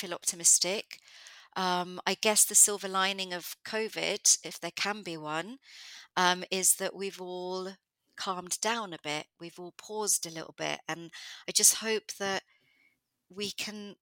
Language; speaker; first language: English; non-native, local second language; Greek